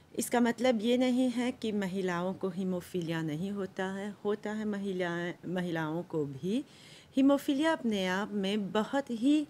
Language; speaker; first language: Hindi; non-native, local second language; Morisyen